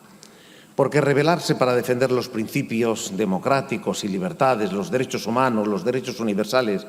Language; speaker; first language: Spanish; native; Spanish